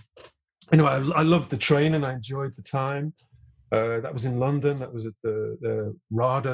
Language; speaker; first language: English; native; English